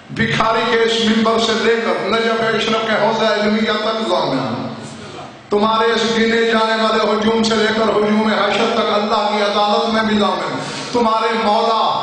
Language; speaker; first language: Urdu; non-native, local second language; Saraiki